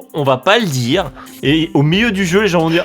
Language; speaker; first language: French; native; French